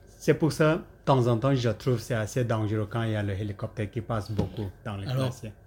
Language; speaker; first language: French; non-native, learner; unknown